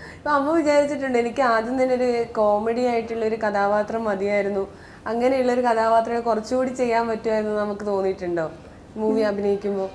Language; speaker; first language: Malayalam; native; Malayalam